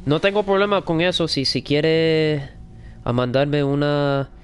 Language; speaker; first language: Spanish; early bilingual, heritage; Spanish